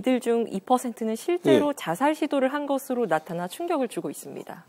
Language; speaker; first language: Korean; native; Korean